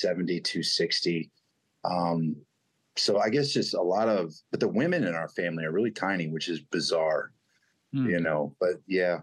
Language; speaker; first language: English; native; English